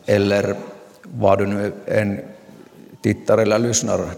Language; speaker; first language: Swedish; non-native, local second language; Finnish